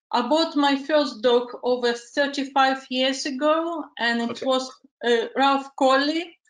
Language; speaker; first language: English; non-native, fluent; Ukrainian